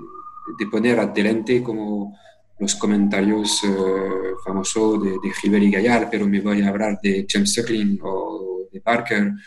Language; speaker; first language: Spanish; non-native, fluent; French